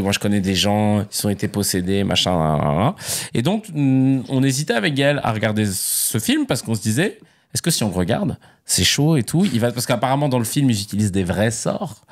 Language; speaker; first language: French; native; French